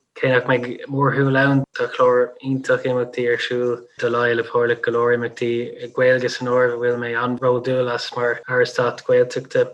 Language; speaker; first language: Irish; non-native, local second language; English